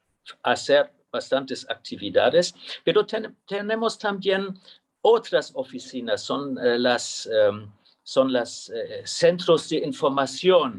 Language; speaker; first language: Spanish; non-native, fluent; German